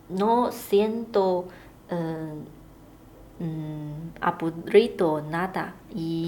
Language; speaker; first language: Spanish; non-native, learner; Chinese